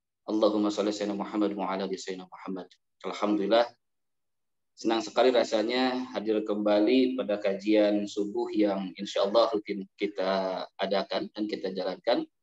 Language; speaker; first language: Indonesian; native; Indonesian